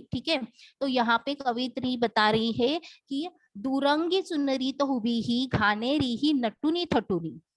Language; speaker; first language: Hindi; non-native, local second language; Marathi